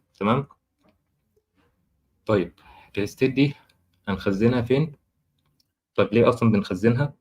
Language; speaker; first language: Arabic; native; Arabic